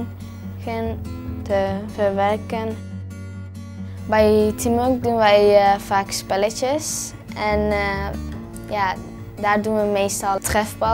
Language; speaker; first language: Dutch; early bilingual, other home language; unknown